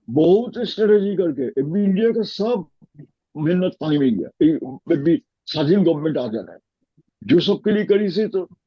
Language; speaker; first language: Hindi; non-native, fluent; Bangla